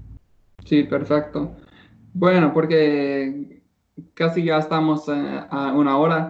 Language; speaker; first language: Spanish; non-native, learner; English